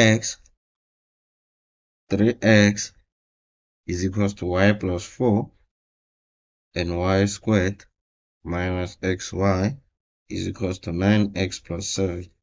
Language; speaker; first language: English; non-native, local second language; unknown